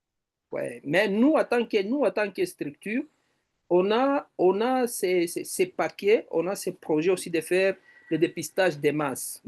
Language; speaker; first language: French; non-native, local second language; Swahili